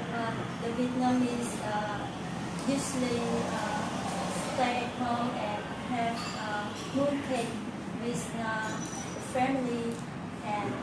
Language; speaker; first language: English; non-native, learner; Vietnamese